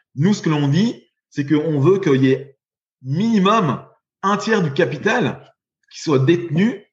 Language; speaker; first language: French; native; French